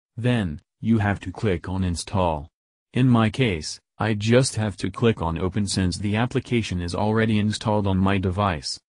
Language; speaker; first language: English; non-native, fluent; French